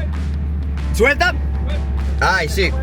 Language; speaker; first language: Spanish; non-native, learner; English